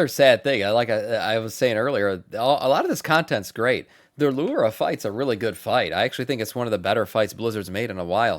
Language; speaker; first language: English; native; English